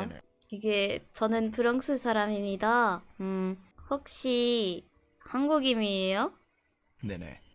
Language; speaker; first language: Korean; non-native, learner; French